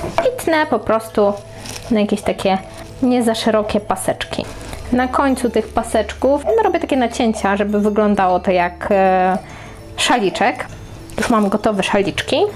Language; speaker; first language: Polish; native; Polish